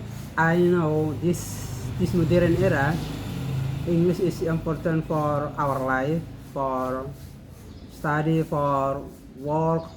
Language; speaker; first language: English; non-native, learner; Indonesian